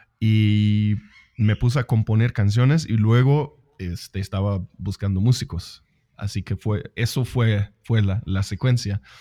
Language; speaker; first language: Spanish; non-native, fluent; Swedish